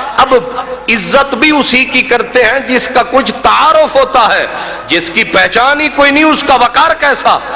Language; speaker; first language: Urdu; non-native, local second language; Punjabi